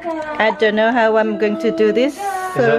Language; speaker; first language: English; non-native, fluent; Indonesian